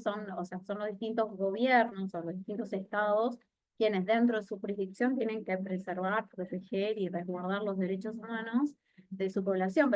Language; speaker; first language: Spanish; native; Spanish